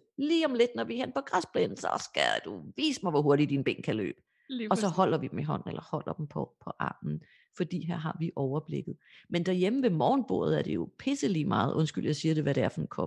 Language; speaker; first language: Danish; native; Danish